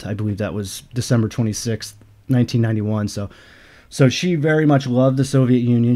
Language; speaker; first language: English; native; English